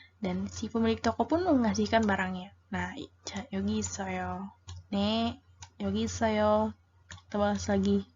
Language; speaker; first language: Indonesian; native; Indonesian